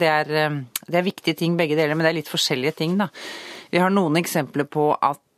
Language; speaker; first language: Norwegian; native; Norwegian